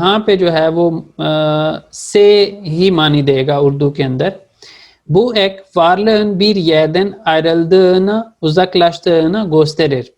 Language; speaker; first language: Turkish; non-native, fluent; Urdu